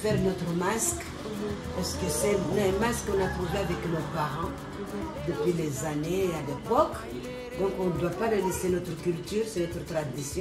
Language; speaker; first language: French; non-native, local second language; Comorian